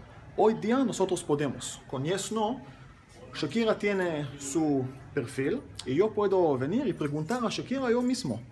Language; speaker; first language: Spanish; non-native, learner; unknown